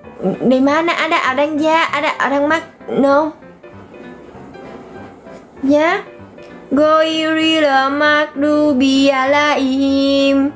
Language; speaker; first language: Indonesian; non-native, learner; Vietnamese